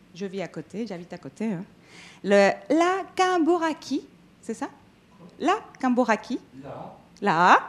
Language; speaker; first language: French; non-native, fluent; Spanish